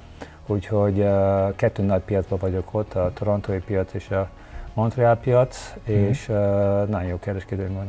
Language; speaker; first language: Hungarian; early bilingual, heritage; Hungarian